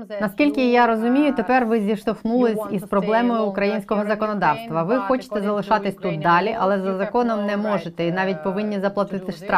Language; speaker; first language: Ukrainian; native; Ukrainian